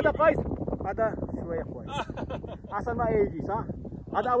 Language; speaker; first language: Arabic; non-native, learner; Filipino